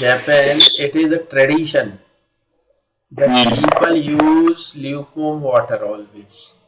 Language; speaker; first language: English; non-native, local second language; Hindi